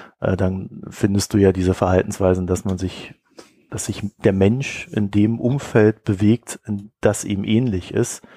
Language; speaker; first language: German; native; German